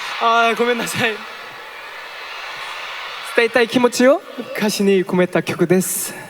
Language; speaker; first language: Japanese; non-native, fluent; Korean